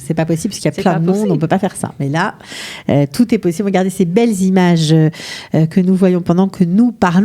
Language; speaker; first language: French; native; French